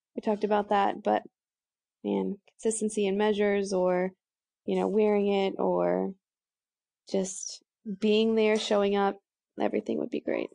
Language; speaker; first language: English; native; English